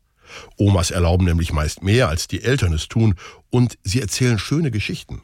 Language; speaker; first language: German; native; German